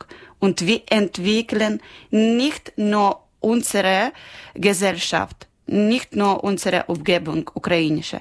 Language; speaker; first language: German; non-native, learner; Ukrainian